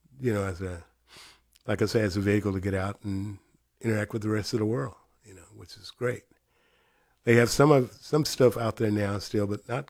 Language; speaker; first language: English; native; English